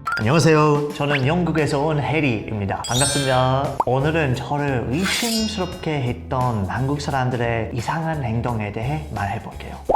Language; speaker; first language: Korean; non-native, fluent; English